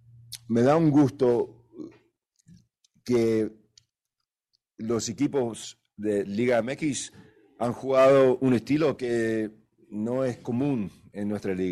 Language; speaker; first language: Spanish; early bilingual, heritage; Spanish